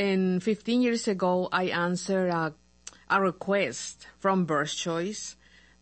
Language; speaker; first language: English; non-native, fluent; Spanish